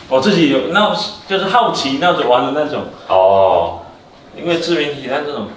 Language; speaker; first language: Chinese; native; Chinese